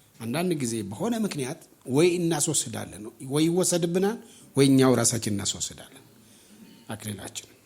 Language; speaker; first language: Amharic; non-native, local second language; Oromo